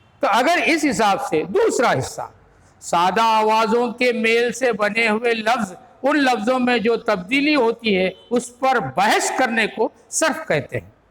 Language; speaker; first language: Urdu; native; Urdu